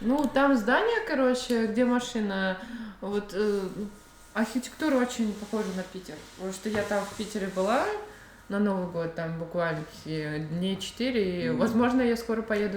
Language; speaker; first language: Russian; native; Russian